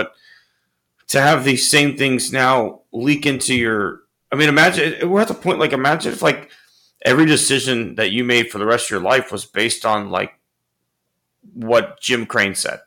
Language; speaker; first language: English; native; English